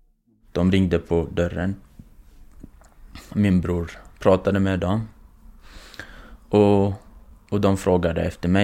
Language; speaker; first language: Swedish; non-native, fluent; Kurdish